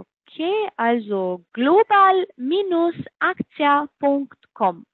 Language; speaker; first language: German; non-native, fluent; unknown